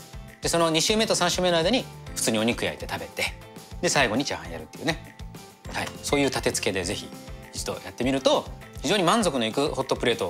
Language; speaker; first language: Japanese; native; Japanese